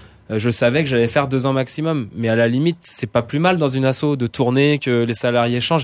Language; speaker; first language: French; native; French